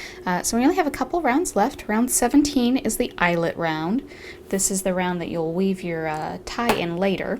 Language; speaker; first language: English; native; English